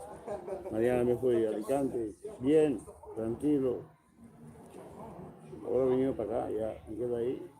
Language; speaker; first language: Spanish; non-native, learner; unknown